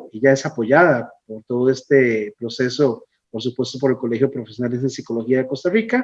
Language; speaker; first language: Spanish; native; Spanish